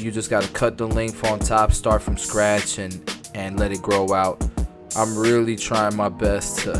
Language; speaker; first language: English; native; English